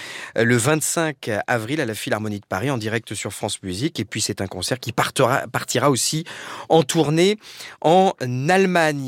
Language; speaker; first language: French; native; French